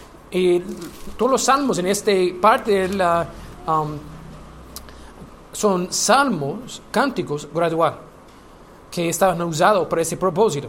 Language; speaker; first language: Spanish; non-native, learner; English